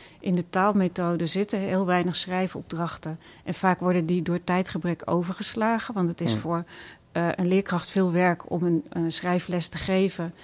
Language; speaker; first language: Dutch; native; Dutch